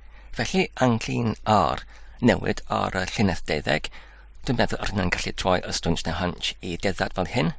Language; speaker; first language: Welsh; non-native, learner; English